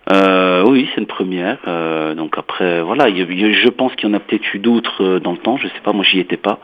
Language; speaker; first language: French; native; French